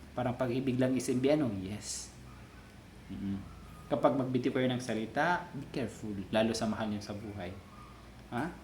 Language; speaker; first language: Filipino; non-native, local second language; Cebuano